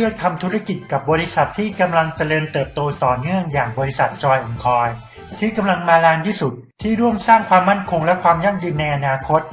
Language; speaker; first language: Thai; native; Thai